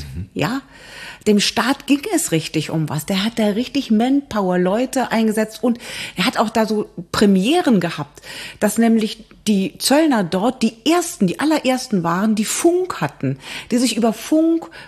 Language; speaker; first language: German; native; German